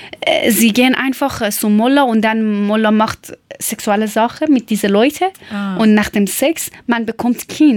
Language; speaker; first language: German; non-native, learner; Persian